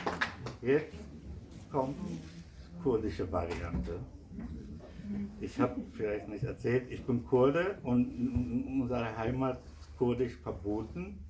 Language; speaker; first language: German; non-native, fluent; Kurdish